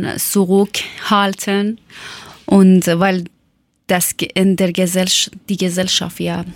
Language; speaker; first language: German; non-native, learner; Persian